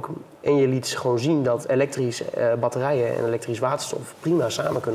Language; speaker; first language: Dutch; native; Dutch